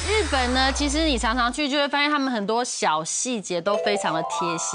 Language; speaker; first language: Chinese; native; Chinese